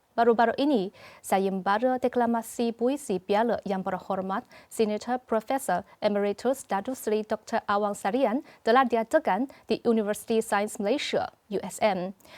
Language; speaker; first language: Malay; non-native, fluent; Chinese